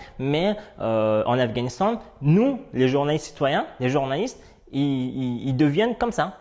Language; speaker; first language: French; non-native, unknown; Persian